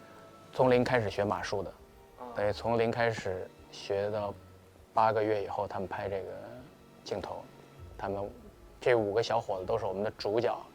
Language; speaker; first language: Chinese; native; Chinese